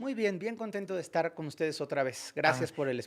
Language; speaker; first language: Spanish; native; Spanish